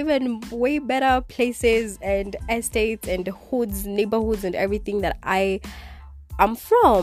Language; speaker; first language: English; non-native, local second language; Kikuyu